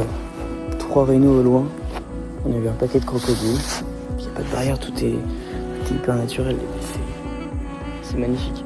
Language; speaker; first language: French; native; French